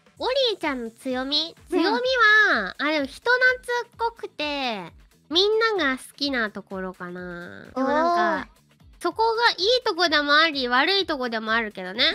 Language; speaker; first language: Japanese; native; Japanese